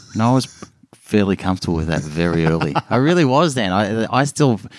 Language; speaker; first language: English; native; English